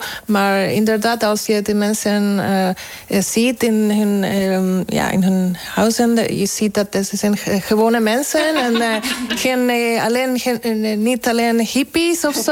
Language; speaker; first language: Dutch; non-native, fluent; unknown